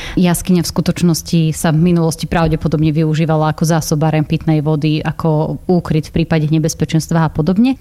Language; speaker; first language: Slovak; native; Slovak